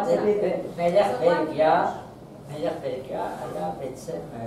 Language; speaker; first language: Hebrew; non-native, fluent; French